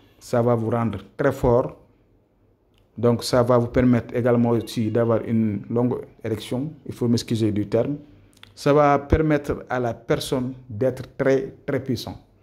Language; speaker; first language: French; non-native, local second language; Wolof